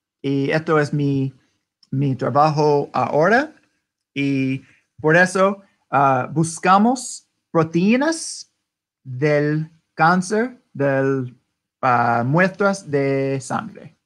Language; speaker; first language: Spanish; non-native, learner; English